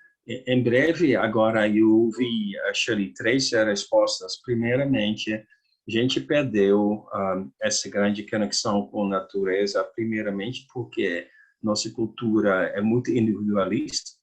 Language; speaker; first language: Portuguese; non-native, learner; Dutch